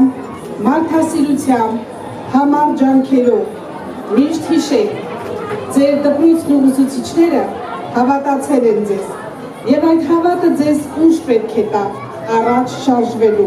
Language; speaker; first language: Armenian; native; Armenian